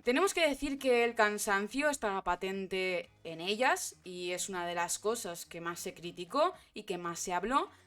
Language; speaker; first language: Spanish; native; Spanish